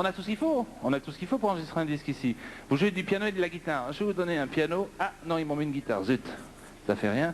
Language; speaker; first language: French; native; French